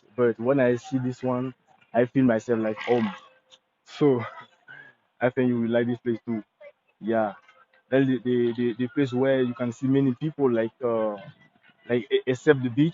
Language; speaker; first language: English; non-native, learner; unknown